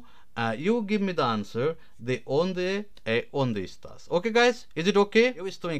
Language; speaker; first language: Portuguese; non-native, learner; Nepali